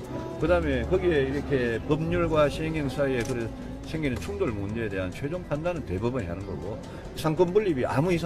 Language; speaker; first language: Korean; native; Korean